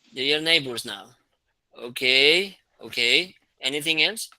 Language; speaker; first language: English; non-native, fluent; Spanish